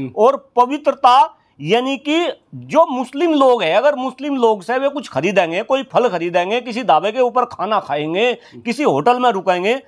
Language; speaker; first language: Hindi; native; Hindi